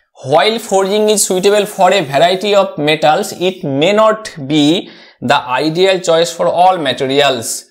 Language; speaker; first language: English; non-native, local second language; Bangla